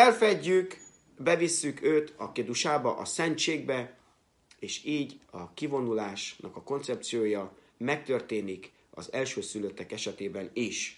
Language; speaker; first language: Hungarian; native; Hungarian